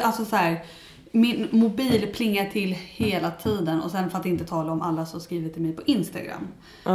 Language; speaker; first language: Swedish; native; Swedish